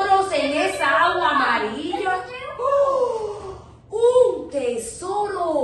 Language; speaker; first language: Spanish; native; Spanish